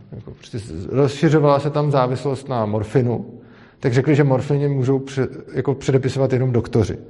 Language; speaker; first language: Czech; native; Czech